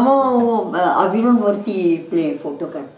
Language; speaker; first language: Hebrew; non-native, learner; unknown